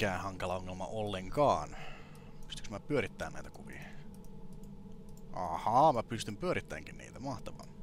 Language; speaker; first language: Finnish; native; Finnish